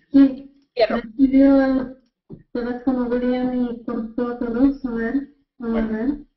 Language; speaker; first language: Spanish; non-native, fluent; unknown